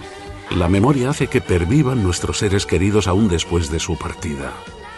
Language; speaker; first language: Catalan; native; Catalan